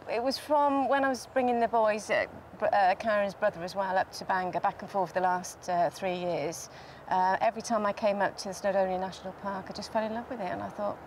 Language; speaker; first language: English; native; English